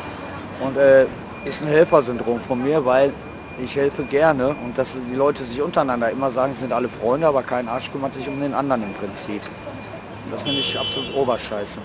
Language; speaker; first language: German; native; German